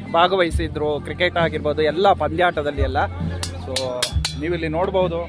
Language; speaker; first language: Kannada; non-native, local second language; Tulu